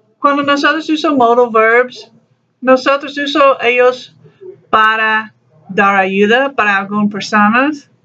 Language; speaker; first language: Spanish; non-native, learner; English